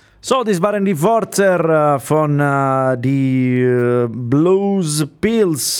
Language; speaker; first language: German; non-native, learner; Italian